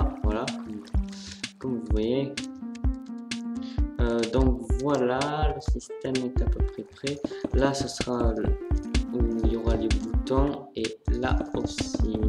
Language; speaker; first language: French; native; French